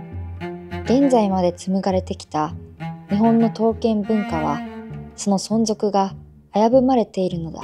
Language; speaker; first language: Japanese; native; Japanese